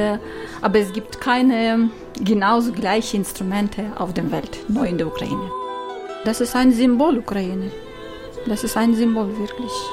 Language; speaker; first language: German; non-native, learner; Ukrainian